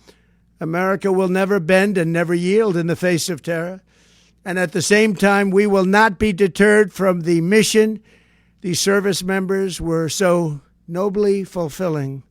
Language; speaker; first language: English; native; English